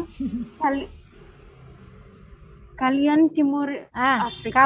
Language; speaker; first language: Indonesian; non-native, learner; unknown